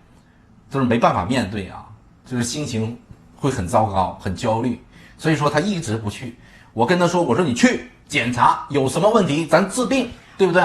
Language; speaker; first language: Chinese; native; Chinese